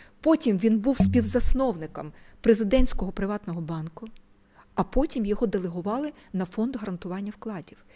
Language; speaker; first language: Ukrainian; non-native, local second language; Russian